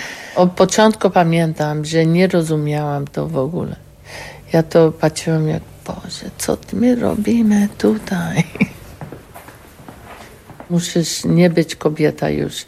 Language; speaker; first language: Polish; non-native, learner; English